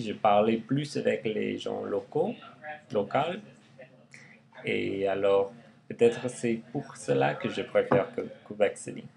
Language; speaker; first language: French; non-native, learner; English